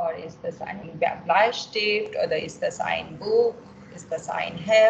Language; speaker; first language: German; non-native, fluent; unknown